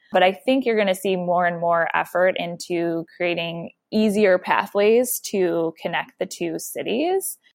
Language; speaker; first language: English; native; English